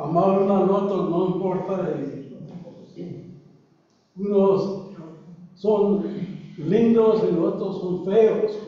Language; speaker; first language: Spanish; non-native, learner; English